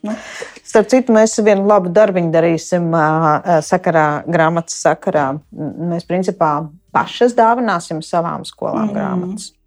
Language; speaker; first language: Latvian; native; Latvian